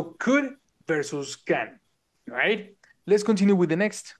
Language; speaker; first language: English; non-native, fluent; Spanish